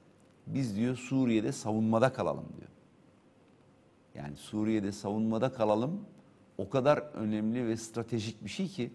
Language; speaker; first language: Turkish; native; Turkish